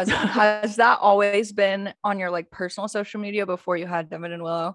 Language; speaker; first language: English; native; English